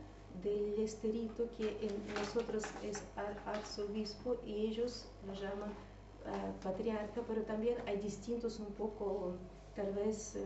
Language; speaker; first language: Spanish; non-native, fluent; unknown